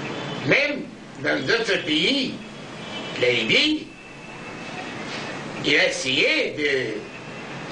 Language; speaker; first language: French; non-native, learner; Arabic